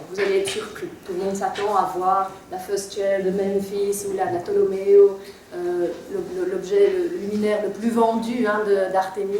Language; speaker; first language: French; native; French